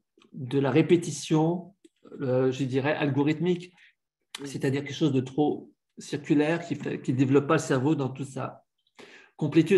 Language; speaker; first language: French; native; French